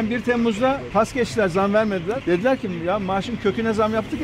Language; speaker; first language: Turkish; native; Turkish